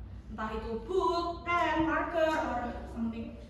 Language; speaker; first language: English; non-native, learner; Indonesian